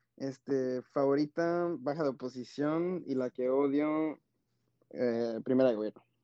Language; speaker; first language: Spanish; early bilingual, heritage; Spanish